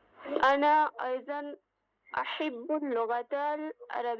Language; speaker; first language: Arabic; non-native, learner; Bangla